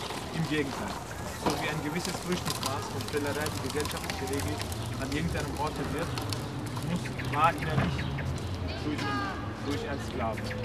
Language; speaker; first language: German; native; German